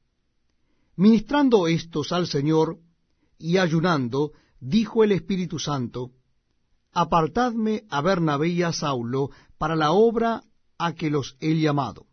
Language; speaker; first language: Spanish; native; Spanish